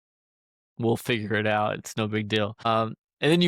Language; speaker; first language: English; native; English